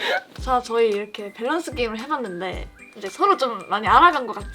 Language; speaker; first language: Korean; native; Korean